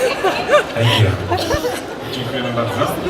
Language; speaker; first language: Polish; early bilingual, heritage; Polish